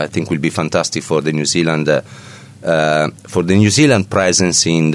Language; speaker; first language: English; non-native, fluent; Italian